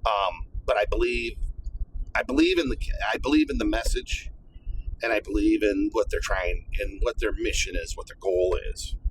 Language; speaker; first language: English; native; English